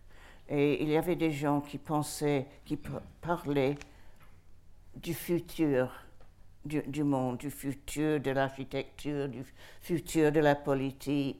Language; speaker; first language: French; non-native, fluent; English